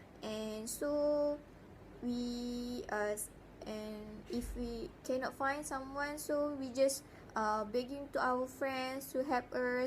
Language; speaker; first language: English; non-native, learner; Malay